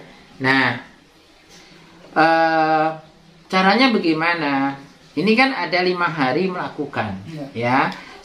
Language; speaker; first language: Indonesian; native; Indonesian